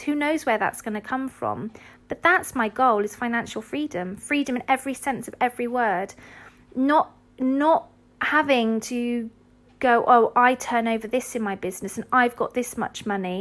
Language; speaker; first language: English; native; English